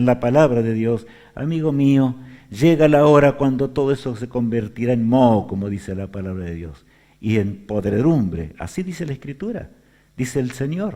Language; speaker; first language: Spanish; native; Spanish